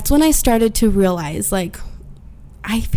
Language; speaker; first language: English; early bilingual, other home language; Spanish